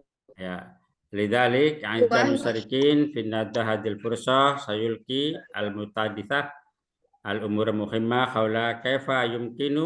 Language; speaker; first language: Arabic; non-native, learner; Indonesian